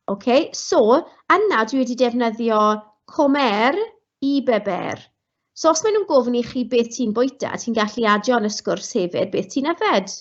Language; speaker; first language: Welsh; non-native, local second language; English